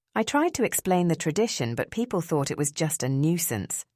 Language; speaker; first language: English; early bilingual, other home language; Spanish